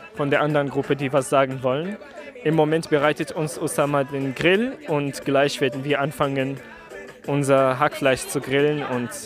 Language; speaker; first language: German; non-native, fluent; Arabic